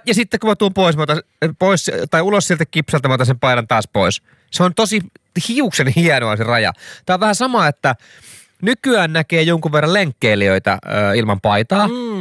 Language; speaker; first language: Finnish; native; Finnish